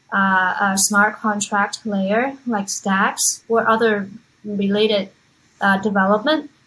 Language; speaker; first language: English; non-native, fluent; Chinese